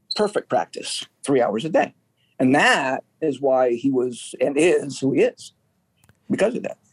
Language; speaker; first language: English; native; English